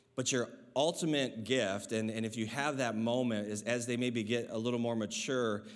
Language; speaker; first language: English; native; English